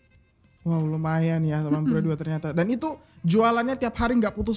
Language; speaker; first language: Indonesian; native; Indonesian